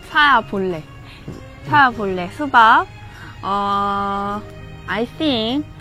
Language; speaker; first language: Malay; non-native, learner; Korean